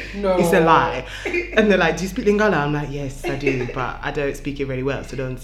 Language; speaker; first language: English; non-native, local second language; French